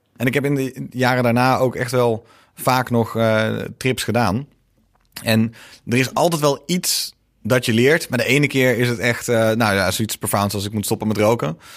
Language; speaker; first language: Dutch; native; Dutch